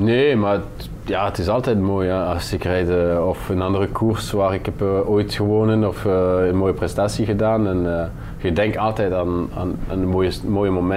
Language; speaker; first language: Dutch; non-native, local second language; French